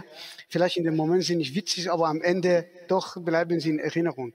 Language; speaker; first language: German; non-native, fluent; Persian